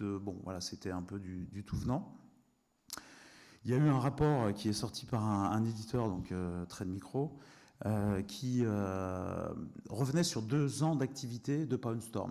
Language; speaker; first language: French; native; French